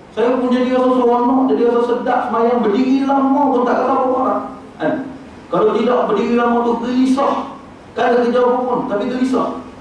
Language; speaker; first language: Malay; native; Malay